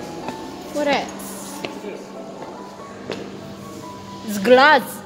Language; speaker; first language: English; non-native, learner; Indonesian